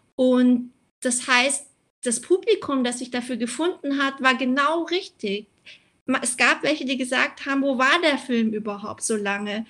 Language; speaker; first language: German; early bilingual, other home language; Vietnamese